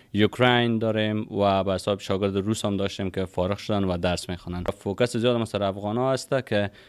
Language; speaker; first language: Persian; native; Persian